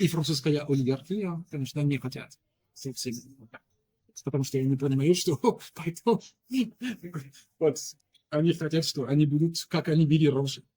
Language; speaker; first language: Russian; non-native, learner; French